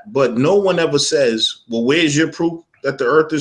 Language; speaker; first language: English; native; English